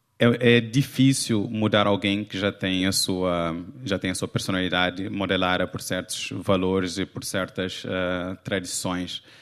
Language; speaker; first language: Portuguese; non-native, local second language; Kabuverdianu